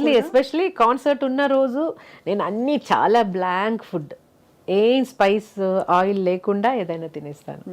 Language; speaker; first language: Telugu; non-native, fluent; Malayalam